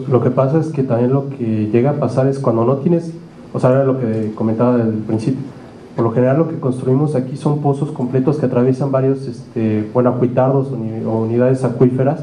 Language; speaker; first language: Spanish; native; Spanish